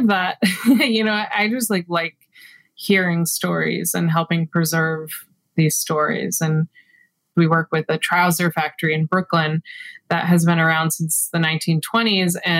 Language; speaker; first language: English; native; English